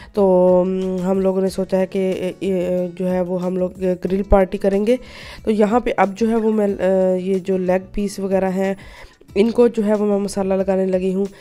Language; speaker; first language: Urdu; non-native, local second language; Punjabi